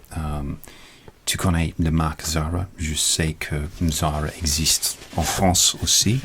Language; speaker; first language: French; non-native, learner; English